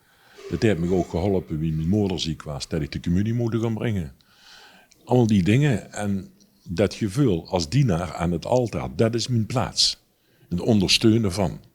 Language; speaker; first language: Dutch; native; Dutch